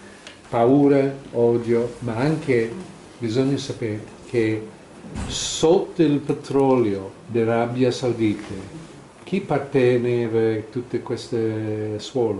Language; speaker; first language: Italian; non-native, fluent; English